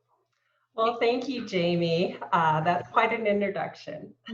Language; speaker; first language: English; native; English